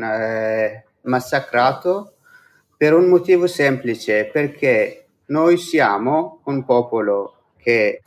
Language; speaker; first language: Italian; non-native, fluent; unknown